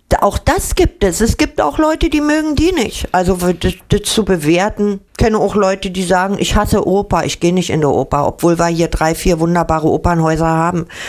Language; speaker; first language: German; native; German